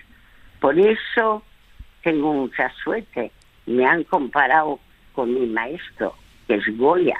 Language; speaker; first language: Spanish; early bilingual, other home language; French